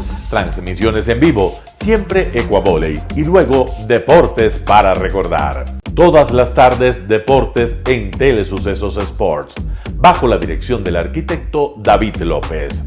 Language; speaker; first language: Spanish; native; Spanish